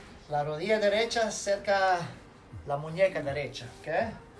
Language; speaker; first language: Spanish; non-native, learner; English